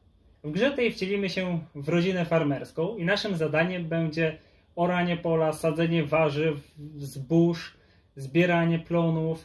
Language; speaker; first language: Polish; native; Polish